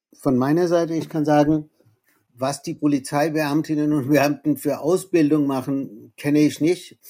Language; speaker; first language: German; non-native, fluent; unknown